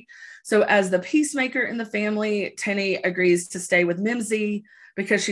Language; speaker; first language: English; native; English